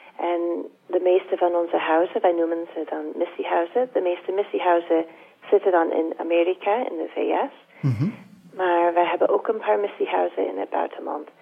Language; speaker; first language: Dutch; non-native, fluent; English